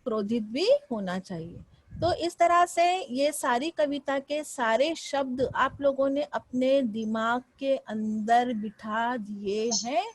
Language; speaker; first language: Hindi; non-native, local second language; Marathi